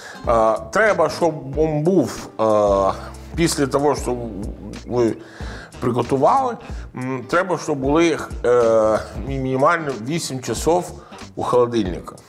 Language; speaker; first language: Ukrainian; non-native, learner; Italian